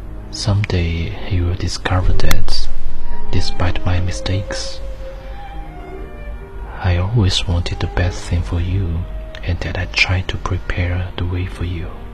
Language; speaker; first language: English; non-native, fluent; Chinese